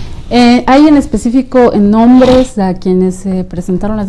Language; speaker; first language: Spanish; native; Spanish